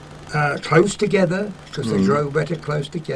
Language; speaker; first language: English; native; English